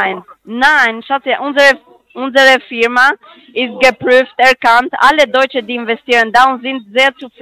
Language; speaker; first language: German; non-native, learner; Spanish